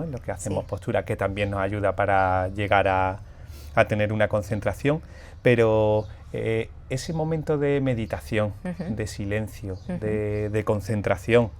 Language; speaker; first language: Spanish; native; Spanish